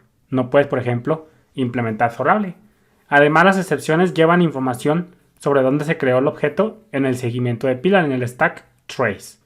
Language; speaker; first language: Spanish; native; Spanish